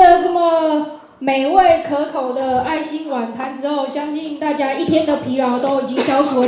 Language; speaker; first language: Chinese; native; Chinese